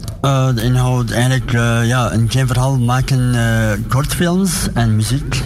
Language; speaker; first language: Dutch; non-native, learner; Arabic